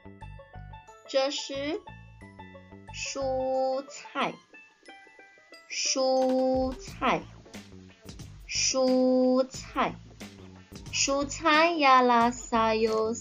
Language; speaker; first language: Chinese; native; Chinese